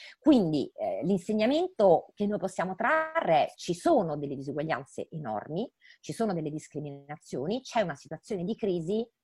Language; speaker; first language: Italian; native; Italian